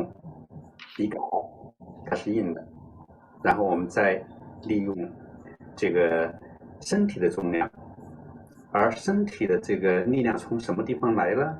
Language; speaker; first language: Chinese; native; Chinese